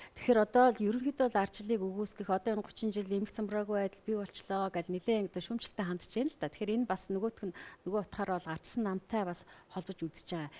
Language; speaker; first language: Mongolian; native; Mongolian